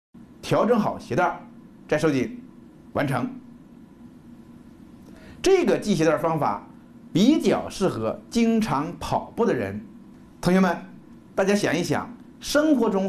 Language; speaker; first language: Chinese; native; Chinese